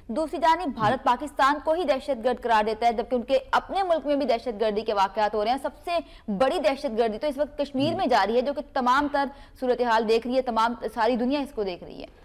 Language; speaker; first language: Urdu; native; Urdu